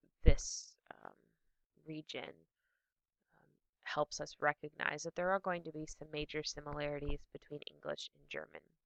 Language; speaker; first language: English; native; English